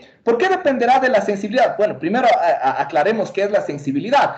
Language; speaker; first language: Spanish; native; Spanish